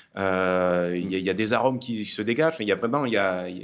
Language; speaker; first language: French; native; French